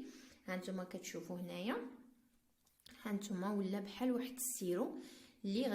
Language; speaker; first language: Arabic; native; Arabic